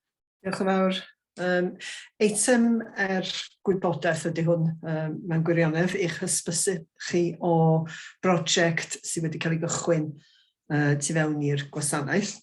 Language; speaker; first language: Welsh; native; Welsh